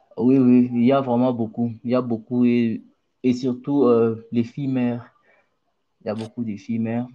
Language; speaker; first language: French; non-native, local second language; Luba-Lulua